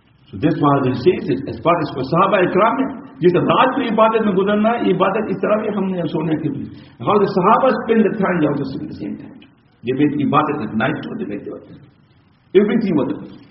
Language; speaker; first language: English; native; English